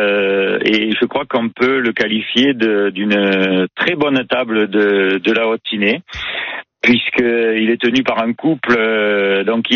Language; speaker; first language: French; native; French